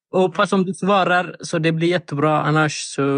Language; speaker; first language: Swedish; non-native, learner; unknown